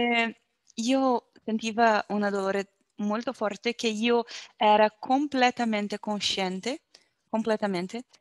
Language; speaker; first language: Italian; non-native, learner; Portuguese